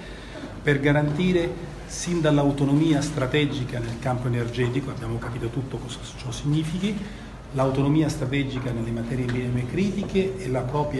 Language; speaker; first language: Italian; native; Italian